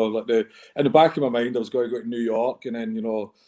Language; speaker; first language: English; native; English